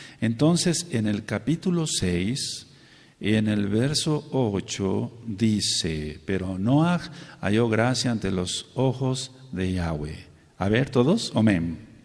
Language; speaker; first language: Spanish; native; Spanish